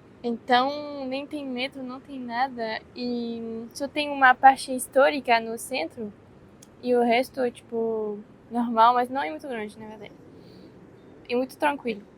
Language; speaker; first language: Portuguese; non-native, fluent; French